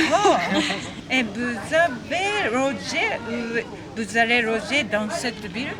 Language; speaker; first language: French; non-native, learner; Japanese